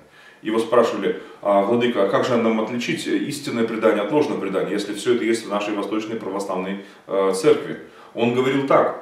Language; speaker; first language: Russian; native; Russian